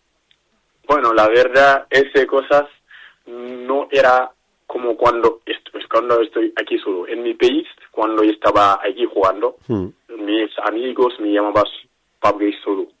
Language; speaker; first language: Spanish; non-native, learner; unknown